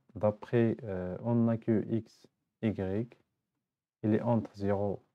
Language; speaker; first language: French; non-native, local second language; Arabic